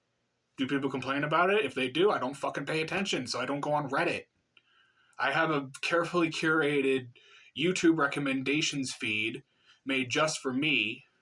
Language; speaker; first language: English; native; English